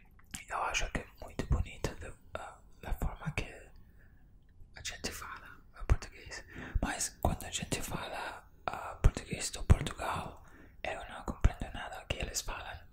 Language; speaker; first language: Portuguese; non-native, learner; Spanish